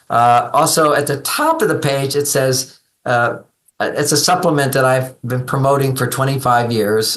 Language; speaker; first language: English; native; English